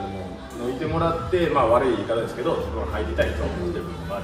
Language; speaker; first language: Japanese; native; Japanese